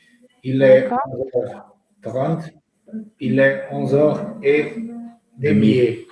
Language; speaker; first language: French; non-native, learner; Portuguese